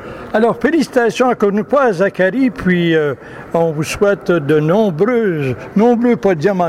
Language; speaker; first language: French; native; French